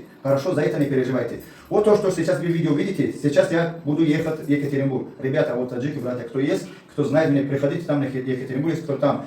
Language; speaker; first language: Russian; non-native, learner; Tajik